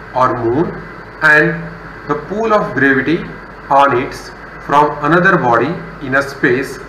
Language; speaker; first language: English; non-native, local second language; Gujarati